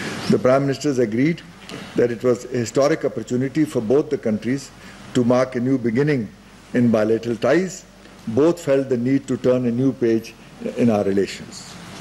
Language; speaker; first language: English; non-native, local second language; Urdu